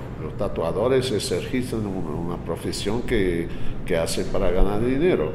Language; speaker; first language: Spanish; non-native, fluent; English